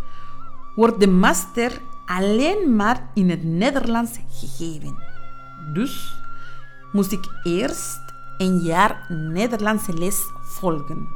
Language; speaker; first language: Dutch; non-native, fluent; Spanish